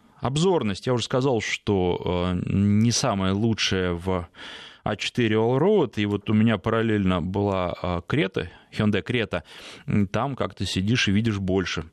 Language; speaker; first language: Russian; native; Russian